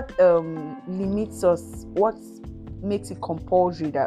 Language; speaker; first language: English; non-native, local second language; Yoruba